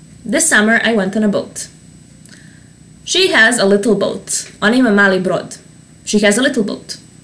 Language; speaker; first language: English; non-native, fluent; Serbian